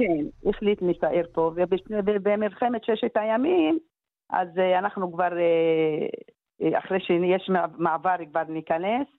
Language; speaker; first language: Hebrew; non-native, local second language; Arabic